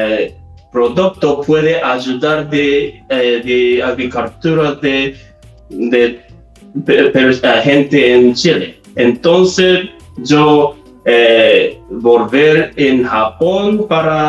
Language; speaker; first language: Spanish; non-native, learner; Japanese